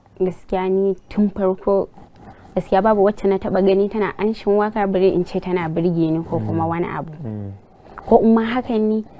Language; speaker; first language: Hausa; non-native, local second language; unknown